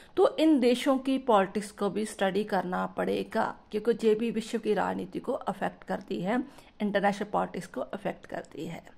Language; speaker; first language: Hindi; non-native, local second language; Punjabi